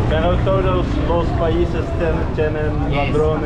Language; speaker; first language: Spanish; non-native, learner; Dutch